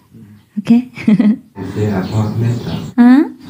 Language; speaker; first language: French; non-native, learner; Vietnamese